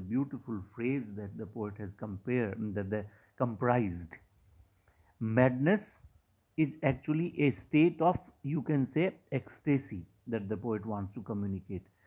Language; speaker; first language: English; non-native, local second language; Hindi